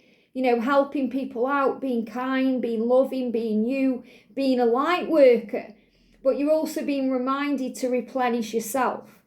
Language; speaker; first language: English; native; English